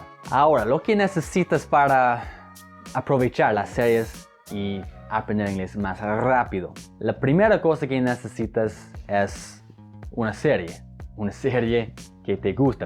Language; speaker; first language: Spanish; non-native, fluent; English